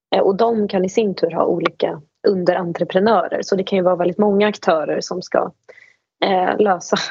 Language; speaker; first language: Swedish; native; Swedish